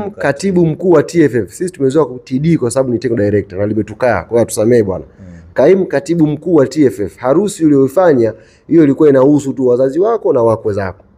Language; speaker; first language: Swahili; native; Swahili